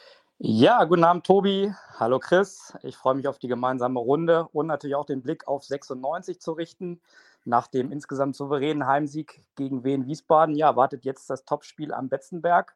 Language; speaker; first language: German; native; German